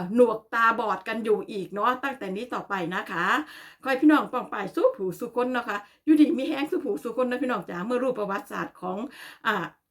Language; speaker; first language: Thai; native; Thai